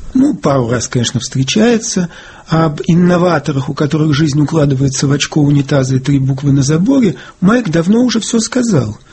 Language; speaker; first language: Russian; native; Russian